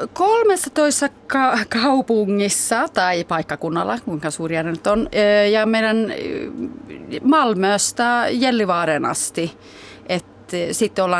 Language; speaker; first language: Finnish; early bilingual, heritage; Finnish